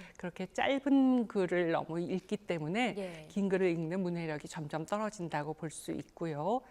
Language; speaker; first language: Korean; native; Korean